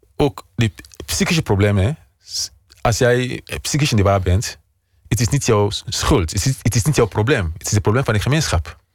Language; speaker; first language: Dutch; non-native, fluent; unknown